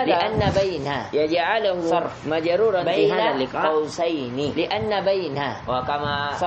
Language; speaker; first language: Arabic; non-native, fluent; Indonesian